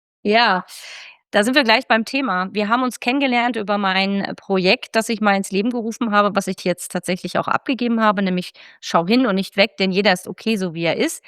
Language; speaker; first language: German; native; German